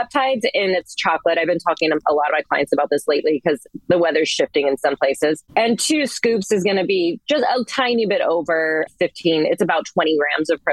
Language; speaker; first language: English; native; English